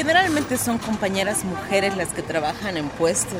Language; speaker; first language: Spanish; native; Spanish